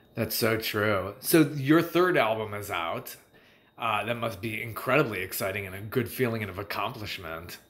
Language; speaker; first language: English; native; English